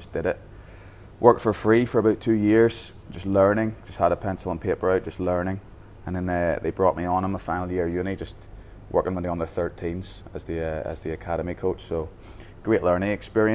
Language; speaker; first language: English; native; English